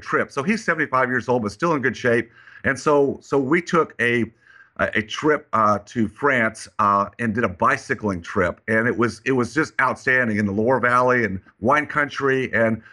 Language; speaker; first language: English; native; English